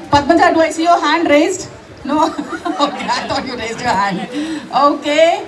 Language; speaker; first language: English; non-native, local second language; Telugu